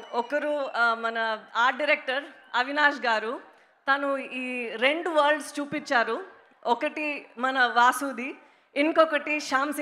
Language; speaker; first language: Telugu; non-native, local second language; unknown